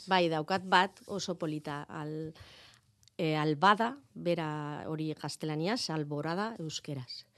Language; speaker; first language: Basque; non-native, local second language; Spanish